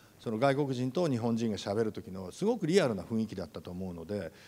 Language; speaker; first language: Japanese; native; Japanese